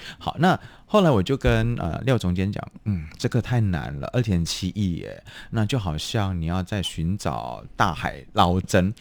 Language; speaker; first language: Chinese; non-native, fluent; Indonesian